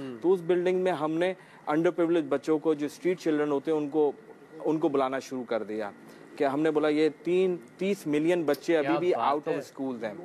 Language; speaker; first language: Urdu; non-native, local second language; Memoni